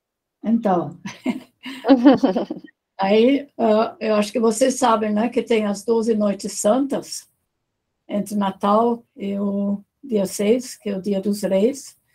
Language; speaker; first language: Portuguese; non-native, fluent; German